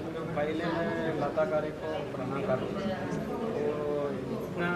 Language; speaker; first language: Hindi; non-native, local second language; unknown